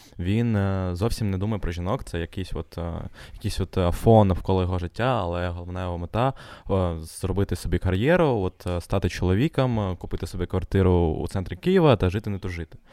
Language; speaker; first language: Ukrainian; non-native, local second language; Russian